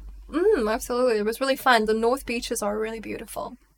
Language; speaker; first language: English; non-native, local second language; Chinese